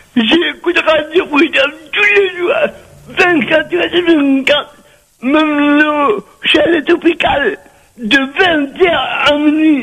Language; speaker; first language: French; non-native, local second language; Réunion Creole French